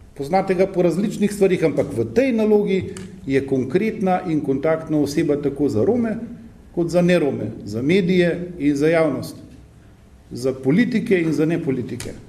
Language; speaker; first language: Slovenian; native; Slovenian